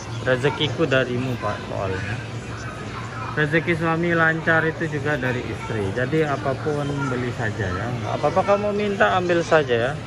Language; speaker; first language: Indonesian; native; Indonesian